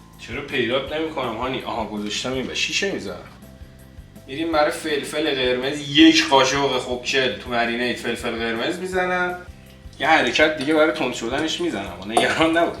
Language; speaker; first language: Persian; native; Persian